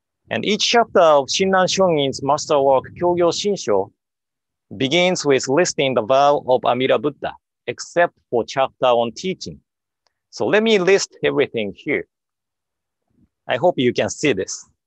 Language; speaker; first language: English; non-native, fluent; Japanese